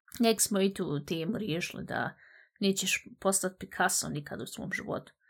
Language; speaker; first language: Bosnian; native; Bosnian